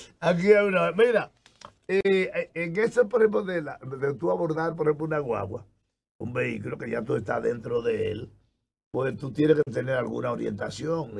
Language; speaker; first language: Spanish; native; Spanish